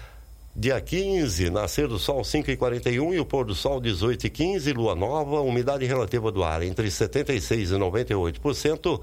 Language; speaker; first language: Portuguese; native; Portuguese